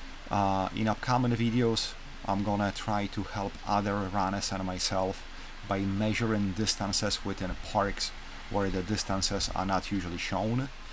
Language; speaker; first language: English; non-native, fluent; Polish